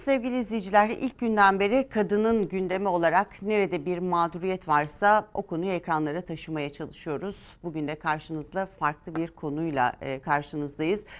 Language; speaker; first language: Turkish; native; Turkish